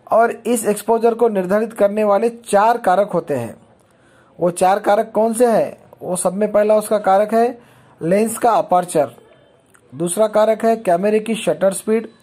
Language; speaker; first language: Hindi; non-native, local second language; Marathi